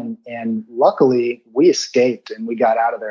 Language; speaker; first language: English; native; English